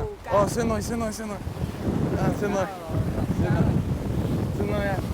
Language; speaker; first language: Vietnamese; non-native, learner; English